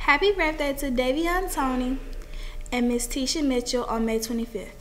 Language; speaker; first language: English; native; English